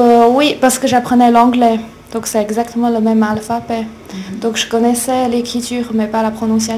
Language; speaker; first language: French; non-native, fluent; Chinese